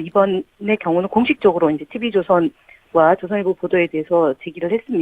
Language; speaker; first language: Korean; native; Korean